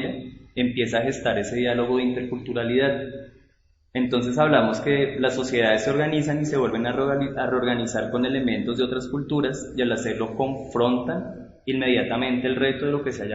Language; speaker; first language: Spanish; native; Spanish